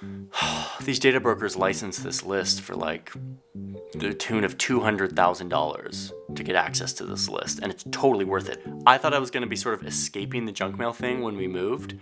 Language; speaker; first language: English; native; English